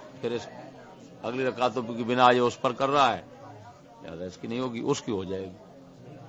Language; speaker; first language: Urdu; non-native, local second language; Punjabi